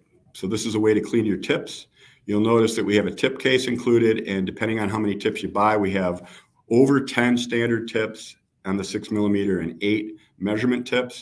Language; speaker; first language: English; native; English